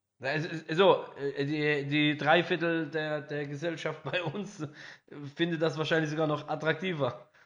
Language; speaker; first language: German; early bilingual, other home language; Arabic